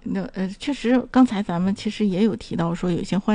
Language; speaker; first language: Chinese; native; Chinese